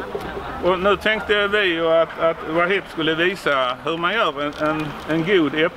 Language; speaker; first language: Swedish; native; Swedish